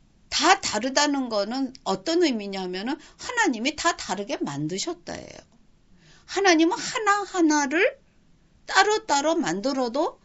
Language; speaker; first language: Korean; native; Korean